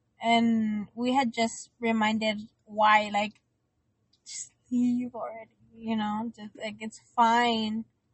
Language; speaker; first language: English; early bilingual, other home language; Spanish